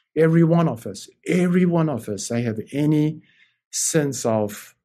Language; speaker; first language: English; non-native, fluent; Chinese